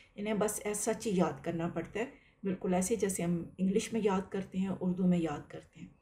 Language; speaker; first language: Urdu; native; Urdu